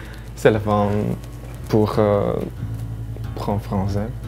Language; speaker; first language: French; non-native, learner; Chinese